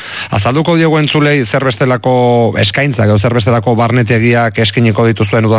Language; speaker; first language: Basque; native; Basque